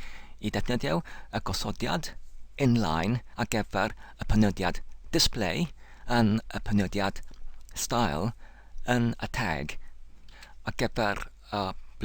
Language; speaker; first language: Welsh; non-native, fluent; English